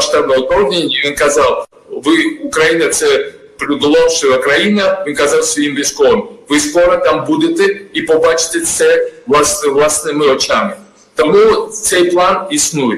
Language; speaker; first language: Ukrainian; non-native, fluent; Georgian